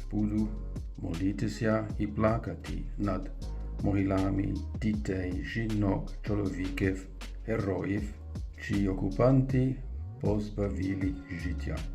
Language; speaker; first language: Ukrainian; non-native, learner; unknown